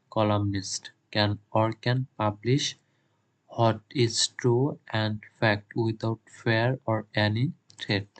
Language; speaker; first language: English; non-native, local second language; Bangla